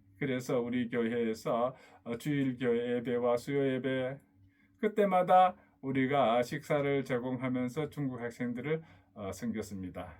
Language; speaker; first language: Korean; native; Korean